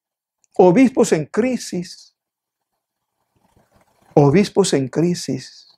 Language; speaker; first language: Spanish; native; Spanish